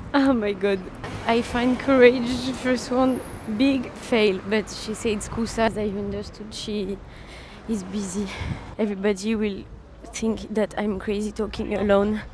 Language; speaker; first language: English; non-native, fluent; French